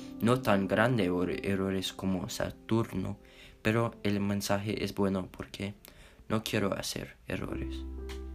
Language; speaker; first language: Spanish; non-native, learner; English